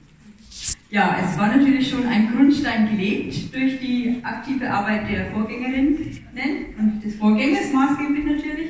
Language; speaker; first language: German; native; German